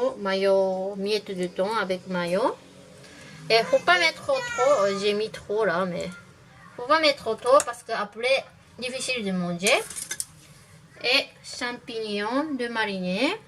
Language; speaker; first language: French; non-native, learner; Japanese